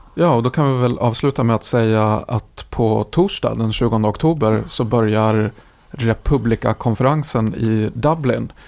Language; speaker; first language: Swedish; native; Swedish